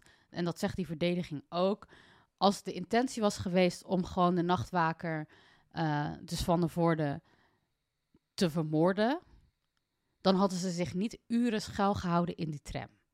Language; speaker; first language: Dutch; native; Dutch